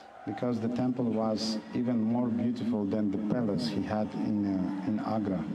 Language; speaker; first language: English; non-native, fluent; Romanian